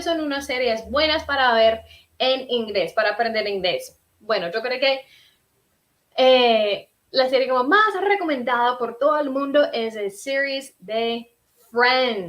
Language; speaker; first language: Spanish; early bilingual, heritage; Spanish